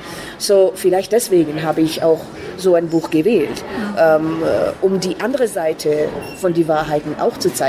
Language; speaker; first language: German; non-native, fluent; Persian